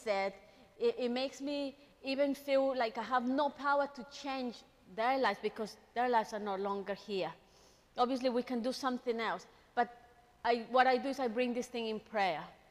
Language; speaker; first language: English; non-native, fluent; Spanish